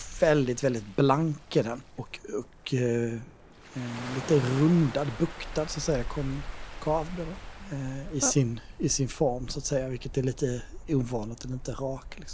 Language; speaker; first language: Swedish; native; Swedish